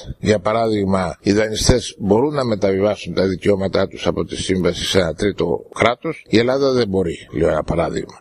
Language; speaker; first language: Greek; native; Greek